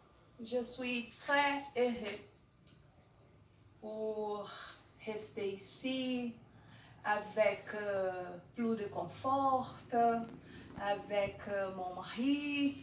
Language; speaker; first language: French; non-native, learner; Portuguese